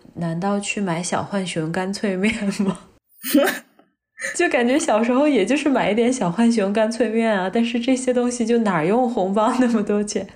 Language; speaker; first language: Chinese; native; Chinese